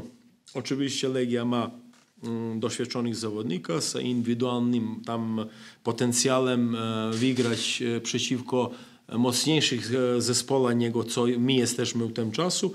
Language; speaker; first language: Polish; non-native, fluent; Serbian